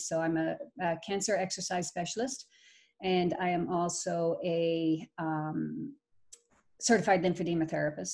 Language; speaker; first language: English; native; English